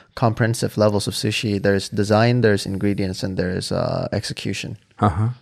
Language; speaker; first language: English; non-native, fluent; Thai